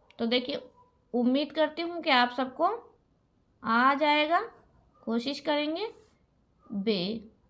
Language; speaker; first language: Hindi; native; Hindi